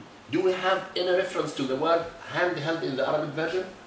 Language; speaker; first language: English; non-native, fluent; Arabic